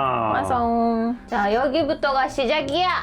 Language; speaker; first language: Korean; non-native, learner; Japanese